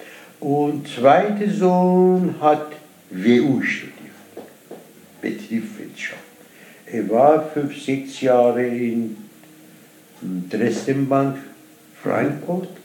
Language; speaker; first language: German; non-native, learner; Persian